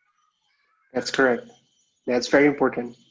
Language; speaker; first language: English; non-native, local second language; Indonesian